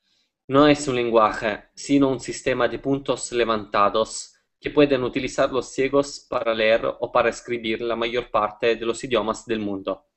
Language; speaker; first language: Spanish; non-native, fluent; Italian